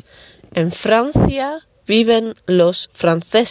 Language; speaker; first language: Spanish; non-native, fluent; Dutch